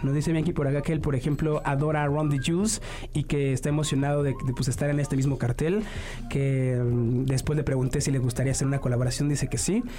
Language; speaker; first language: Spanish; native; Spanish